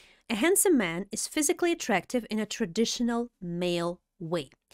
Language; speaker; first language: English; non-native, fluent; Russian